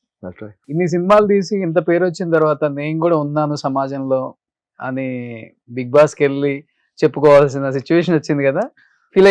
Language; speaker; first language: Telugu; native; Telugu